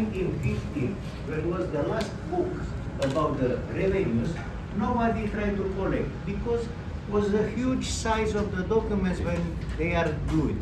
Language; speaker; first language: English; non-native, learner; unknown